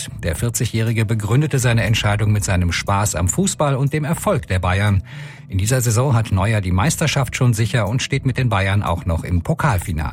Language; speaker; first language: German; native; German